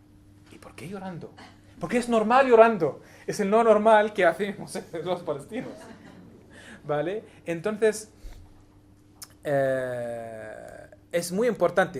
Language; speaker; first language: Spanish; non-native, learner; Arabic